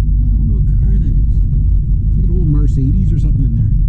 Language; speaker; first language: English; native; English